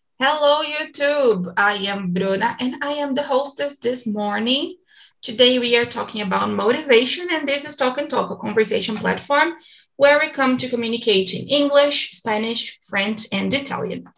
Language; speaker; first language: English; non-native, fluent; Portuguese